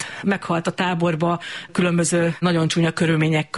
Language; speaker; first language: Hungarian; native; Hungarian